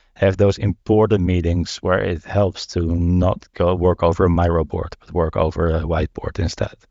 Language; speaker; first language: English; non-native, fluent; Dutch